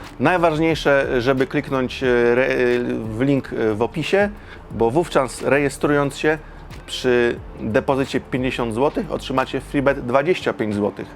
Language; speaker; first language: Polish; native; Polish